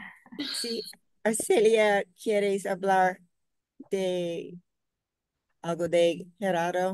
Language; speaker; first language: Spanish; non-native, learner; English